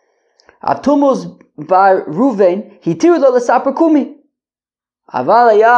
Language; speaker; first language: Hebrew; non-native, fluent; English